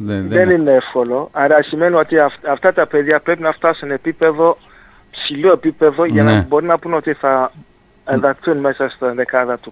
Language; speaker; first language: Greek; non-native, fluent; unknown